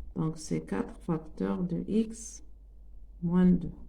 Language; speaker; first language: French; non-native, local second language; Arabic